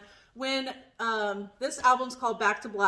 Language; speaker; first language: English; native; English